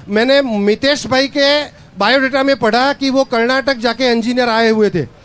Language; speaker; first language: Hindi; non-native, local second language; Gujarati